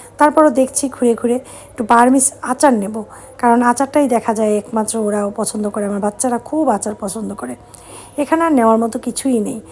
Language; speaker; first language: Bangla; early bilingual, heritage; Bangla